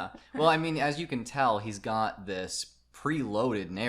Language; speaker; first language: English; native; English